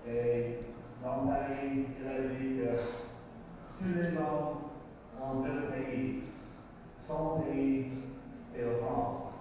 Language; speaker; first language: French; non-native, learner; English